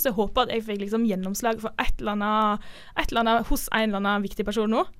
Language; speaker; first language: Norwegian; native; Norwegian